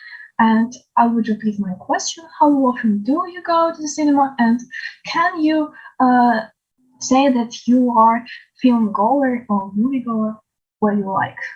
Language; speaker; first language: English; non-native, learner; Ukrainian